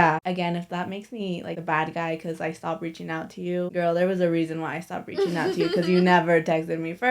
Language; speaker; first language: English; native; English